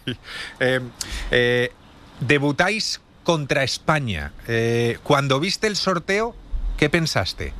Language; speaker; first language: Spanish; native; Spanish